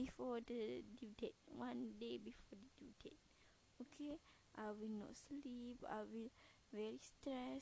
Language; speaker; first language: English; non-native, learner; Malay